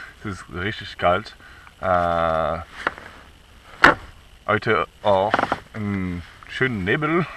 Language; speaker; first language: German; non-native, fluent; French